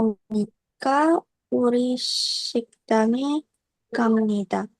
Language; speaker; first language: Korean; non-native, learner; Indonesian